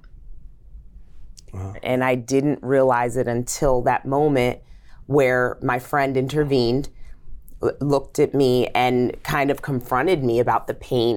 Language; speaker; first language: English; native; English